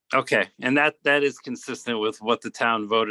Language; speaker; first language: English; native; English